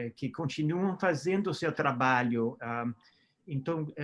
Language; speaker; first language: Portuguese; non-native, fluent; English